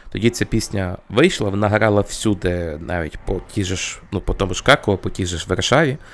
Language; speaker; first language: Ukrainian; native; Ukrainian